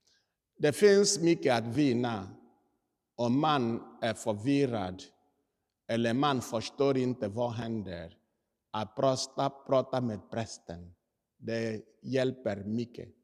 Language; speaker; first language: Swedish; non-native, fluent; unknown